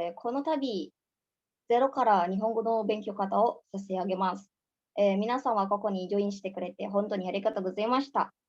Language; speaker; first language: Japanese; non-native, learner; Indonesian